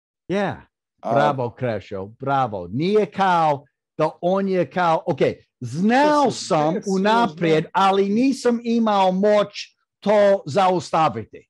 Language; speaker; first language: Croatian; early bilingual, heritage; Croatian